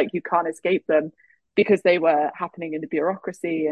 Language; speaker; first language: English; native; English